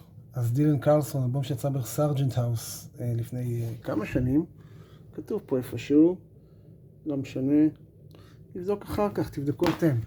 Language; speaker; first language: Hebrew; native; Hebrew